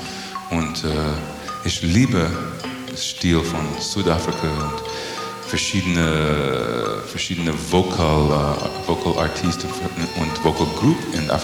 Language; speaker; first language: German; non-native, learner; English